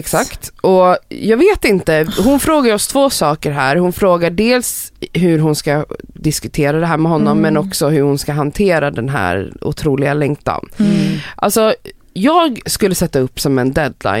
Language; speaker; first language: Swedish; native; Swedish